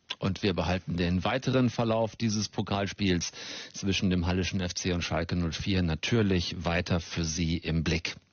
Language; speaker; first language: German; native; German